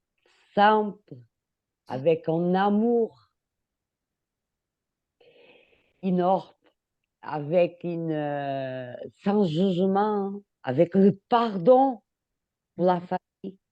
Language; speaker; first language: French; non-native, fluent; Portuguese